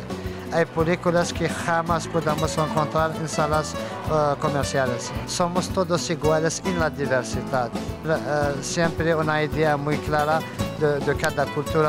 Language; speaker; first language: Spanish; non-native, fluent; Arabic